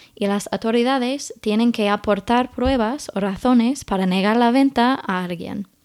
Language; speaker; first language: Spanish; non-native, fluent; English